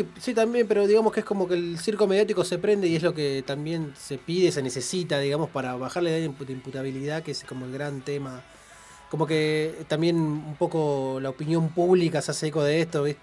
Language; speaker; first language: Spanish; native; Spanish